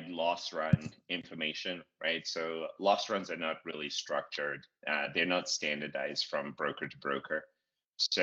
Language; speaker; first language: English; non-native, local second language; Shona